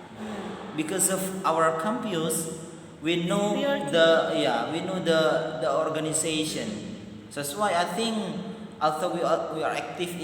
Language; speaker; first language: English; non-native, learner; Madurese